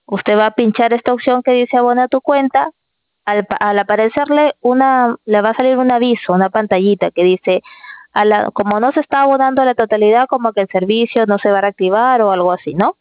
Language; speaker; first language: Spanish; native; Spanish